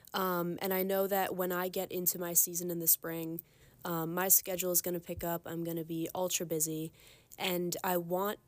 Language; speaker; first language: English; native; English